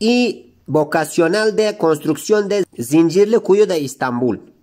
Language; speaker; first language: Spanish; non-native, fluent; Turkish